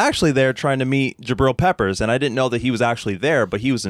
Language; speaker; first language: English; native; English